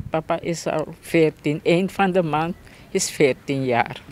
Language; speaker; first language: Dutch; non-native, local second language; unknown